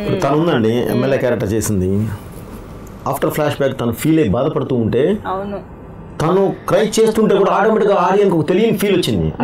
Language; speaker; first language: Telugu; native; Telugu